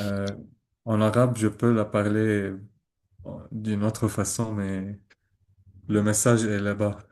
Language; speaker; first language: French; non-native, learner; Arabic